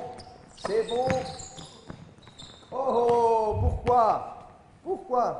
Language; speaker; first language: French; non-native, learner; Spanish